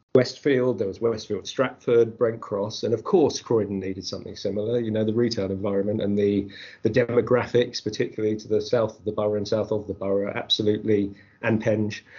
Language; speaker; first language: English; native; English